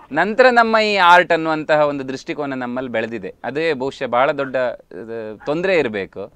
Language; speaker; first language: Kannada; native; Kannada